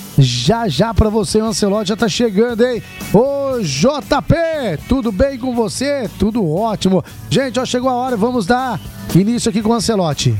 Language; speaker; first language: Portuguese; native; Portuguese